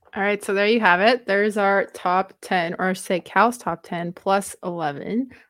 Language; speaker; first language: English; non-native, fluent; Romanian